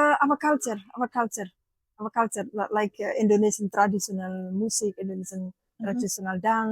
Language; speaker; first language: English; non-native, learner; Indonesian